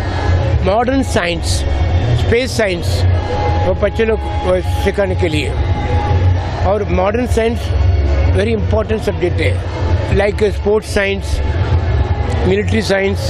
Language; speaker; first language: Hindi; non-native, local second language; Tamil